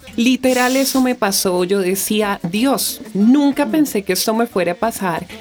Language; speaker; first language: Spanish; native; Spanish